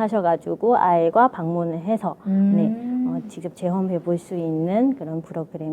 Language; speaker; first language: Korean; non-native, fluent; Vietnamese